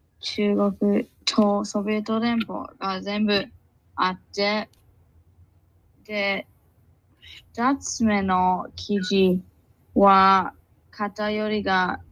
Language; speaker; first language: Japanese; non-native, learner; English